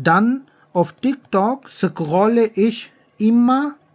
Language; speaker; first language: German; non-native, learner; Urdu